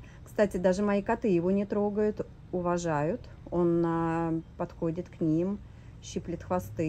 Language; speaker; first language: Russian; native; Russian